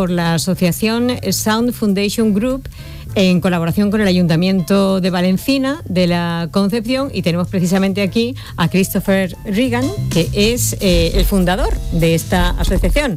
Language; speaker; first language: Spanish; native; Spanish